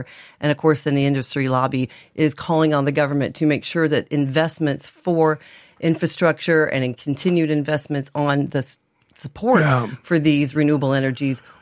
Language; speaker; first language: English; native; English